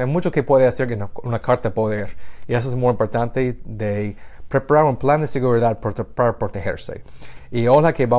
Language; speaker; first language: Spanish; non-native, fluent; English